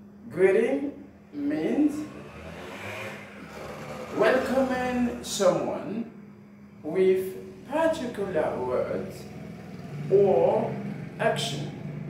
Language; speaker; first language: English; non-native, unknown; Haitian Creole